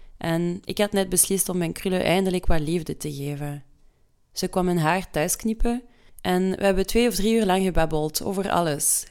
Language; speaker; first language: Dutch; early bilingual, other home language; French